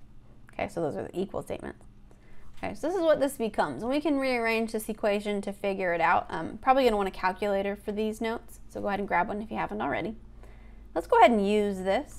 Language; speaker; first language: English; native; English